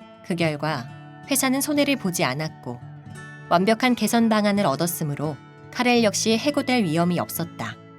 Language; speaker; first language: Korean; native; Korean